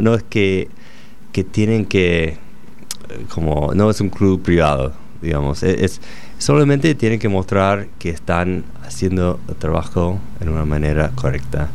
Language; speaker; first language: Spanish; non-native, fluent; English